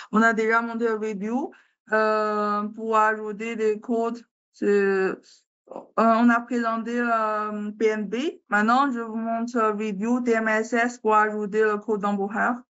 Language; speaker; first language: French; non-native, learner; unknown